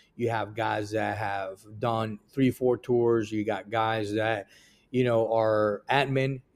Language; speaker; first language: English; early bilingual, other home language; Spanish